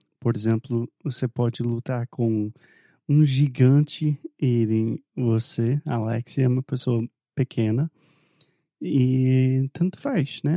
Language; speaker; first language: Portuguese; non-native, fluent; English